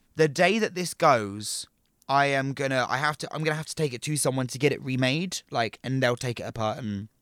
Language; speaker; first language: English; native; English